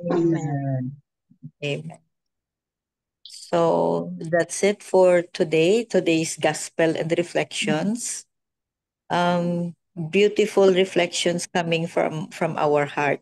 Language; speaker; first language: English; non-native, local second language; Filipino